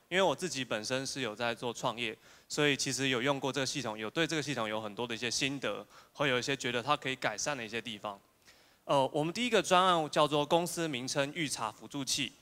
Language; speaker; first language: Chinese; native; Chinese